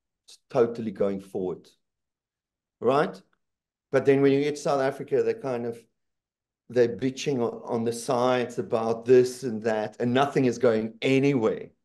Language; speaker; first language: English; non-native, local second language; Afrikaans